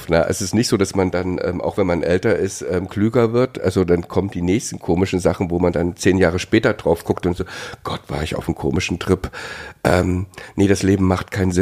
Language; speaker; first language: German; native; German